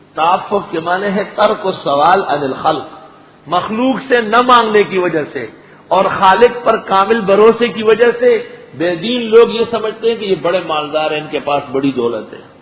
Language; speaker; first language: Urdu; non-native, local second language; Pashto